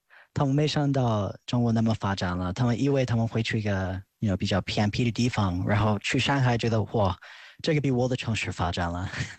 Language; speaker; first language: Chinese; non-native, fluent; English